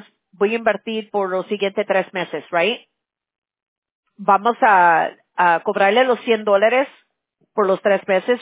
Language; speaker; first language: Spanish; early bilingual, heritage; Spanish